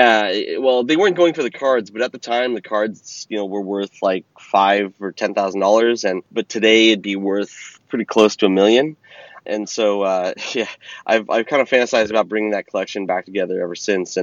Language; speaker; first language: English; native; English